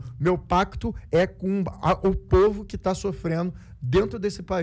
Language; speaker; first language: Portuguese; native; Portuguese